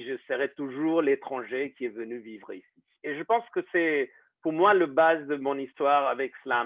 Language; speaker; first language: French; non-native, fluent; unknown